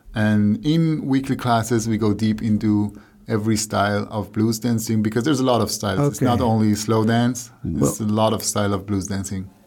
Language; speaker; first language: English; non-native, fluent; Persian